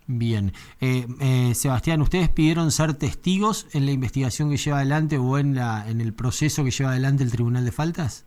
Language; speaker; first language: Spanish; native; Spanish